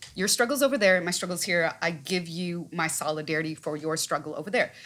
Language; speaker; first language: English; native; English